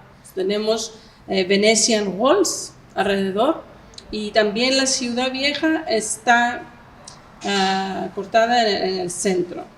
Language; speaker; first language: Spanish; non-native, fluent; Greek